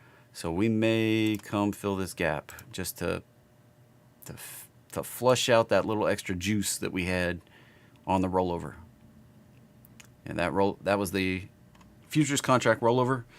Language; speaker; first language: English; native; English